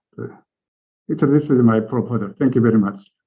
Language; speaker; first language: English; non-native, learner; Korean